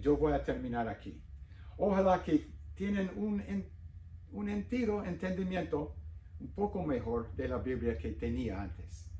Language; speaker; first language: Spanish; non-native, fluent; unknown